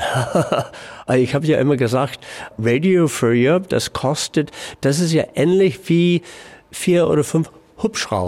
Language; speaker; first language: German; non-native, fluent; English